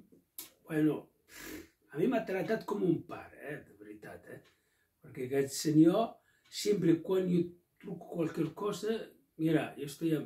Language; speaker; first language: Catalan; non-native, local second language; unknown